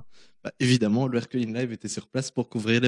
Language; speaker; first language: French; native; French